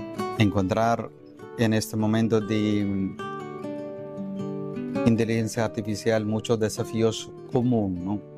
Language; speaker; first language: Spanish; non-native, fluent; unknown